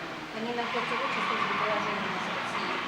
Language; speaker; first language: Russian; native; Russian